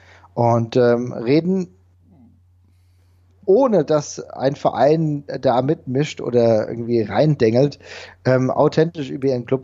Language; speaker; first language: German; native; German